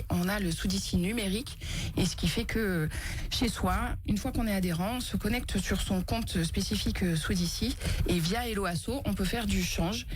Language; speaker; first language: French; native; French